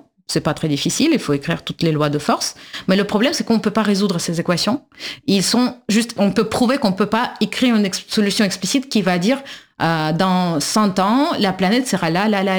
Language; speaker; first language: French; non-native, fluent; Russian